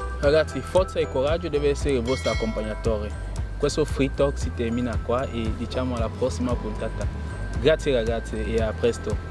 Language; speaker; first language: Italian; non-native, fluent; French